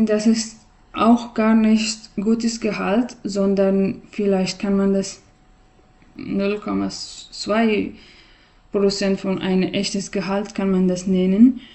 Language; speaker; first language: German; non-native, fluent; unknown